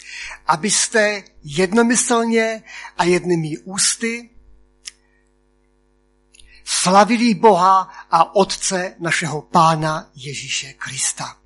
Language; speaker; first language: Czech; non-native, local second language; Polish